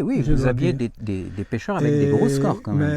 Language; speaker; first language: French; native; French